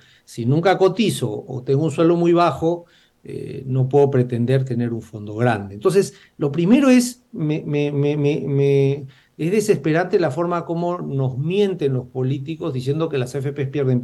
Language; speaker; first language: Spanish; native; Spanish